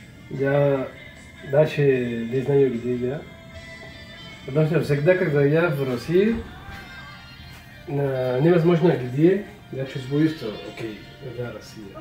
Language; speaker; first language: Russian; non-native, learner; Spanish